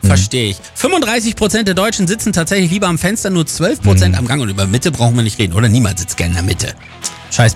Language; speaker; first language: German; native; German